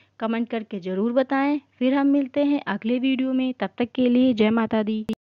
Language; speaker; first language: Hindi; native; Hindi